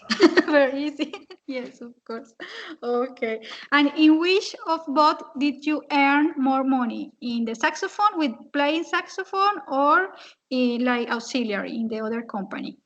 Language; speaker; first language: English; non-native, fluent; Spanish